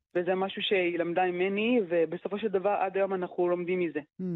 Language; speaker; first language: Hebrew; early bilingual, other home language; Arabic